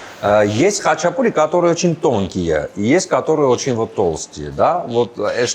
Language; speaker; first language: Russian; non-native, fluent; Armenian